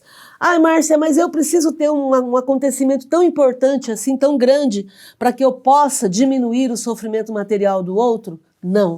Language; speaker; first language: Portuguese; native; Portuguese